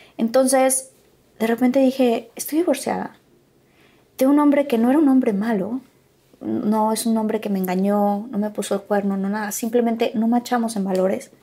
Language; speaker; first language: Spanish; native; Spanish